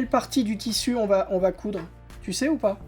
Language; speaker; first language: French; native; French